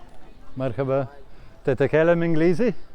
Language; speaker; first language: Arabic; non-native, learner; Latvian